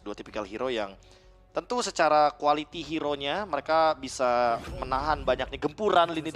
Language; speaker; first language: Indonesian; native; Indonesian